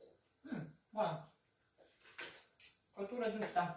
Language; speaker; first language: Italian; non-native, learner; Russian